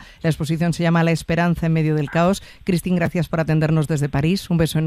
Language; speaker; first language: Spanish; native; Spanish